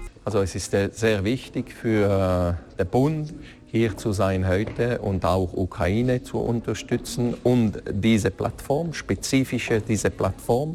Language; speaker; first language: German; non-native, local second language; French